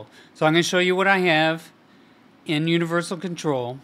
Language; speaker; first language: English; native; English